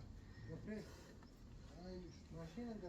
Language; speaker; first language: German; non-native, learner; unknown